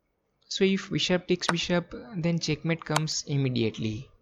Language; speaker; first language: English; non-native, fluent; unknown